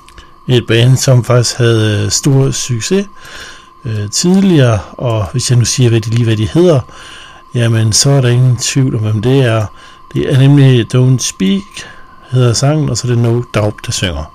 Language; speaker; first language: Danish; native; Danish